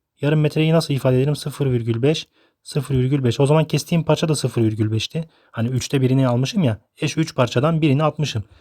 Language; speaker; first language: Turkish; native; Turkish